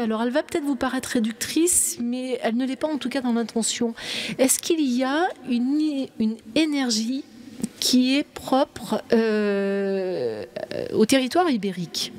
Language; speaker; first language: French; native; French